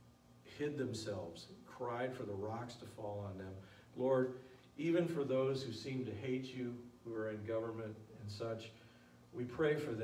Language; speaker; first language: English; native; English